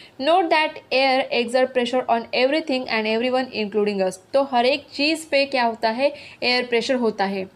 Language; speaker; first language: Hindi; non-native, local second language; Marathi